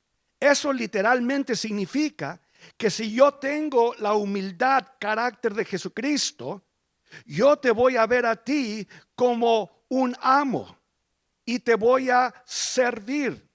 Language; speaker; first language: Spanish; early bilingual, heritage; Spanish